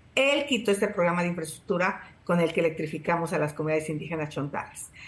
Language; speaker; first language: Spanish; native; Spanish